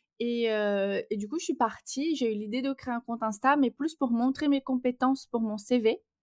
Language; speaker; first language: French; non-native, fluent; Portuguese